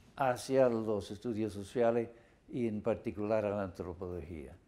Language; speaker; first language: Spanish; non-native, fluent; English